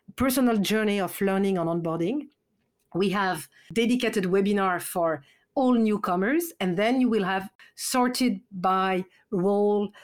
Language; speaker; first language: English; non-native, fluent; French